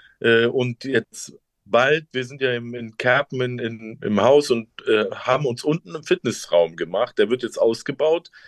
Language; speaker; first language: German; early bilingual, other home language; Turkish